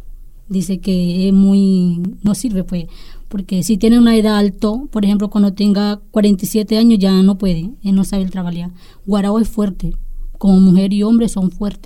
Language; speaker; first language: Spanish; non-native, local second language; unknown